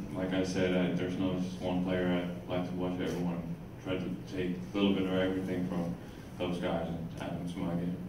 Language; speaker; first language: English; non-native, fluent; Finnish